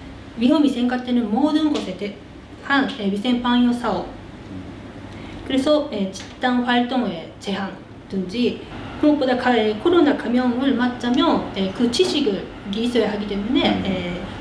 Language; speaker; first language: Korean; early bilingual, heritage; Korean